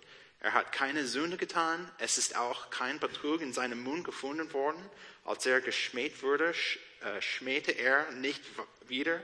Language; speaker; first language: German; non-native, learner; English